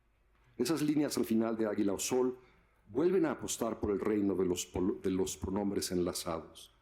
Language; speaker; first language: Spanish; native; Spanish